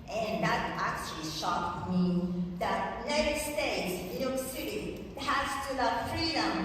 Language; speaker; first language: English; non-native, fluent; Japanese